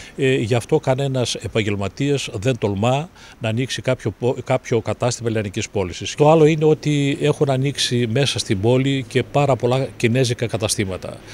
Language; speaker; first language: Greek; native; Greek